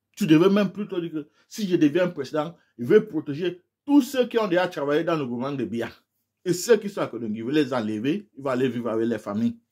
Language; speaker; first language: French; non-native, local second language; English